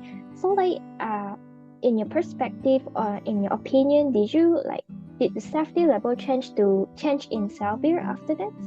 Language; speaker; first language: English; non-native, fluent; Japanese